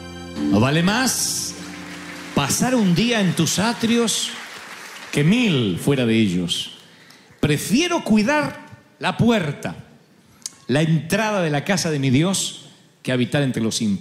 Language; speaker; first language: Spanish; native; Spanish